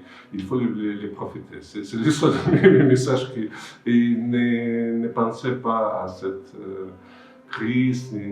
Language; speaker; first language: French; non-native, fluent; Russian